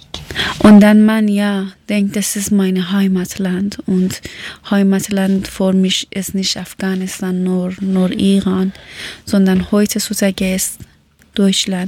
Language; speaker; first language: German; non-native, learner; Persian